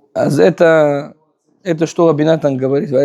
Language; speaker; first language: Russian; non-native, fluent; Hebrew